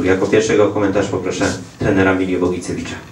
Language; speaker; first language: Polish; native; Polish